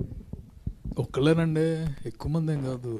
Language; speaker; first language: Telugu; native; Telugu